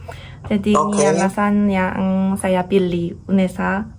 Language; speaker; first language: Indonesian; non-native, learner; Korean